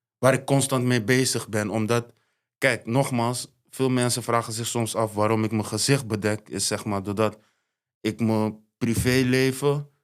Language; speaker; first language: Dutch; early bilingual, other home language; Papiamento